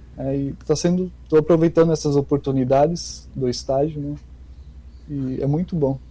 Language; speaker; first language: Portuguese; native; Portuguese